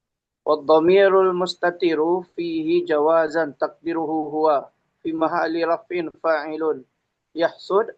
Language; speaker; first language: Arabic; non-native, learner; Indonesian